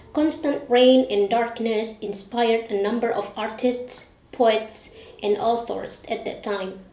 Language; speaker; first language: English; non-native, fluent; Indonesian